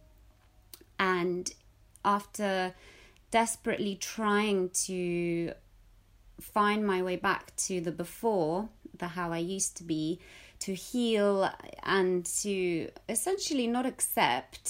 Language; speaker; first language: English; early bilingual, other home language; Russian